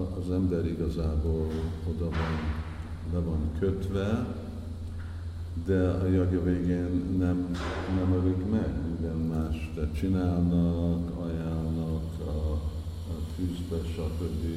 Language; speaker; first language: Hungarian; early bilingual, heritage; Hungarian